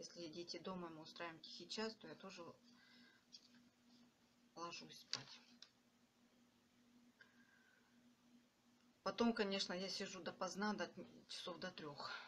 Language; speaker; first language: Russian; native; Russian